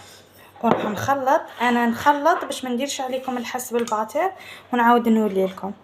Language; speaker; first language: Arabic; native; Arabic